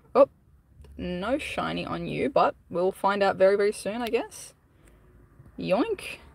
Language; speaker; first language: English; native; English